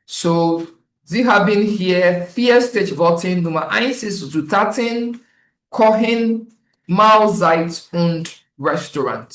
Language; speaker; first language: German; non-native, learner; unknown